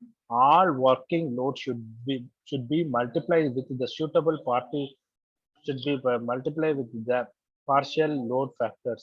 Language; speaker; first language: English; non-native, local second language; Tamil